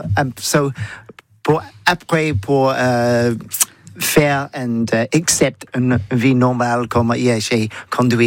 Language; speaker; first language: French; non-native, learner; English